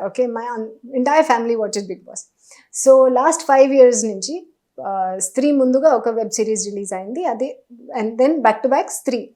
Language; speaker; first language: Telugu; non-native, local second language; Hindi